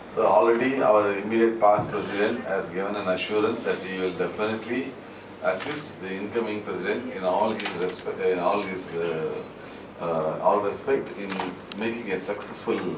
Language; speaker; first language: English; non-native, local second language; Tamil